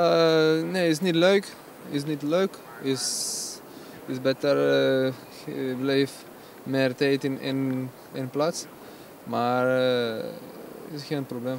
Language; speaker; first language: Dutch; non-native, learner; Ukrainian